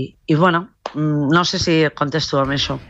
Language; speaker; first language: Catalan; non-native, local second language; Spanish